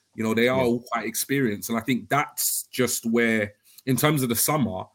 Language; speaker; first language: English; native; English